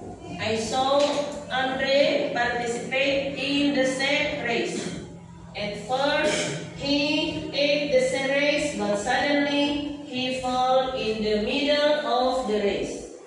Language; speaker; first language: English; non-native, fluent; Indonesian